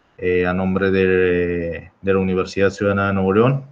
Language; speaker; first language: Spanish; native; Spanish